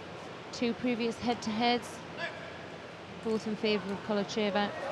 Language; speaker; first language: English; native; English